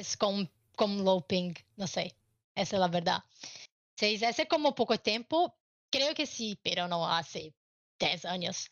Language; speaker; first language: Spanish; non-native, learner; Portuguese